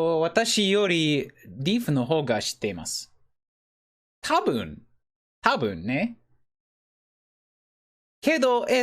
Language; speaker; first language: Japanese; non-native, learner; English